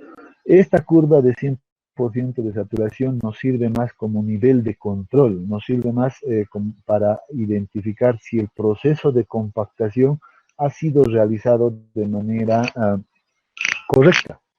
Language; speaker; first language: Spanish; native; Spanish